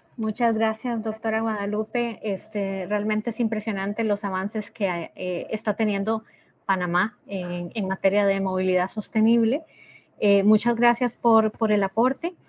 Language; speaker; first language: Spanish; native; Spanish